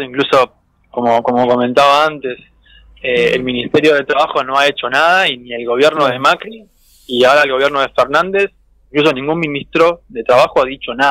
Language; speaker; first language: Spanish; native; Spanish